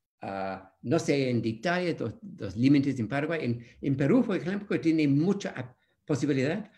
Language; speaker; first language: Spanish; non-native, fluent; English